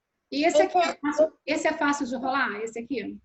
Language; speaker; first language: Portuguese; native; Portuguese